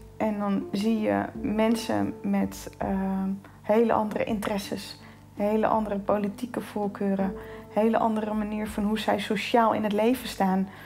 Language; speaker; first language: Dutch; native; Dutch